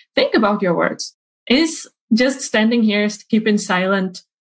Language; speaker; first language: English; non-native, fluent; Ukrainian